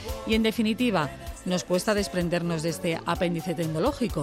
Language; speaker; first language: Spanish; native; Spanish